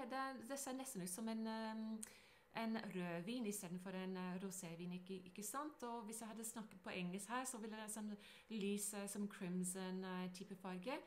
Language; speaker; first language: Norwegian; non-native, fluent; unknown